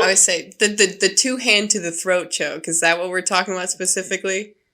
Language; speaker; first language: English; native; English